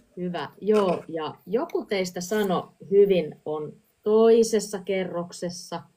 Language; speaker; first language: Finnish; native; Finnish